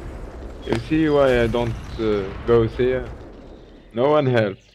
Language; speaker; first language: English; non-native, learner; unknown